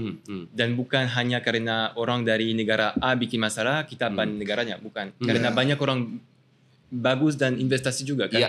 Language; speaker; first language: Indonesian; non-native, fluent; French